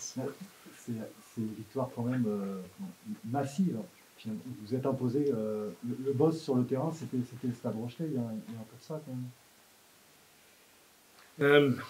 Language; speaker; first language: French; native; French